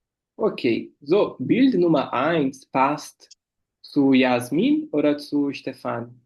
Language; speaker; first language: German; non-native, fluent; Portuguese